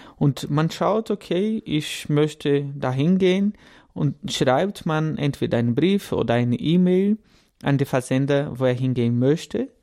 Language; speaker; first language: German; non-native, fluent; Portuguese